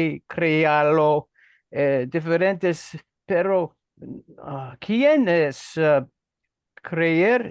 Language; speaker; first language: Spanish; non-native, learner; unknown